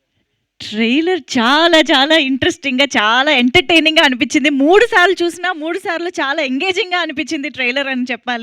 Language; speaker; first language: Telugu; native; Telugu